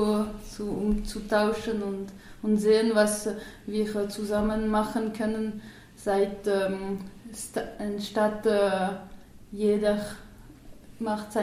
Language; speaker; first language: German; non-native, local second language; French